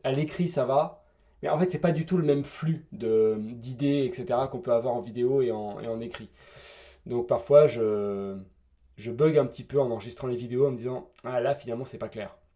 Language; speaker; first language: French; native; French